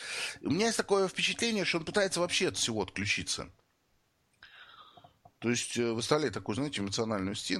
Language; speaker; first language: Russian; native; Russian